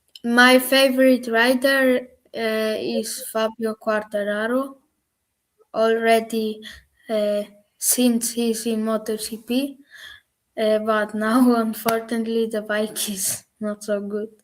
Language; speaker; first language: English; non-native, learner; German